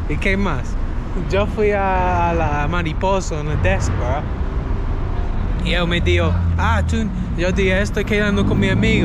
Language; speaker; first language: Spanish; non-native, learner; English